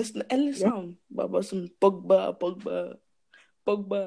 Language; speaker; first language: Danish; early bilingual, other home language; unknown